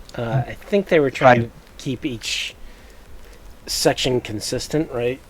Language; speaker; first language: English; native; English